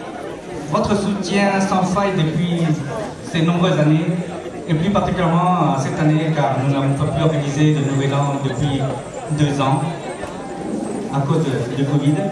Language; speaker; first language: French; early bilingual, other home language; Hmong